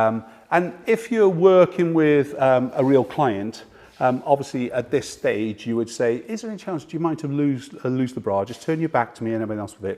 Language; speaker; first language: English; native; English